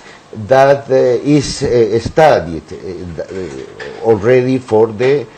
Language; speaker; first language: English; non-native, learner; Spanish